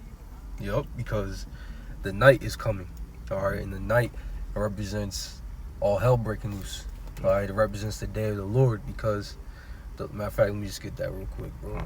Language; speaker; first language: English; native; English